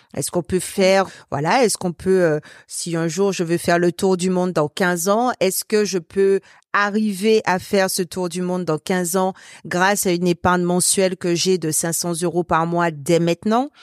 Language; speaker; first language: French; native; French